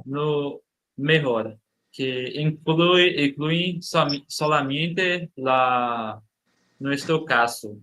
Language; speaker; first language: Spanish; non-native, learner; Portuguese